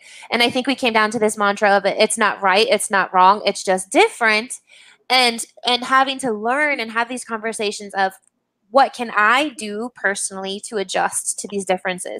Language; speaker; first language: English; native; English